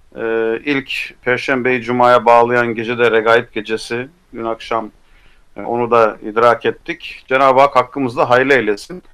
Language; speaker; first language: Turkish; native; Turkish